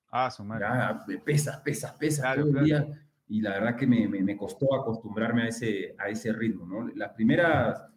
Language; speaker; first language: Spanish; native; Spanish